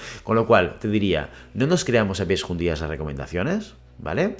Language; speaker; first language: Spanish; native; Spanish